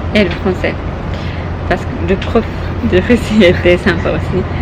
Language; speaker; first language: French; non-native, learner; Japanese